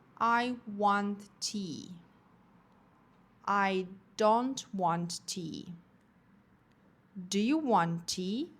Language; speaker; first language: English; non-native, fluent; Ukrainian